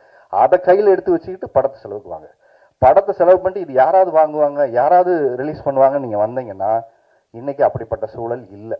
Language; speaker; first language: Tamil; native; Tamil